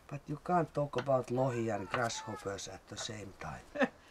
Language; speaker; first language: English; non-native, fluent; Finnish